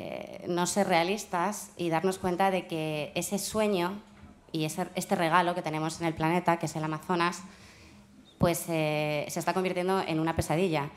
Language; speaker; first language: Spanish; native; Spanish